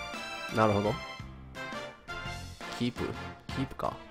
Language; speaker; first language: Japanese; native; Japanese